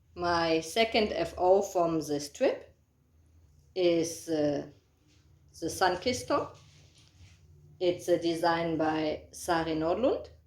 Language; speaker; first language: English; non-native, fluent; German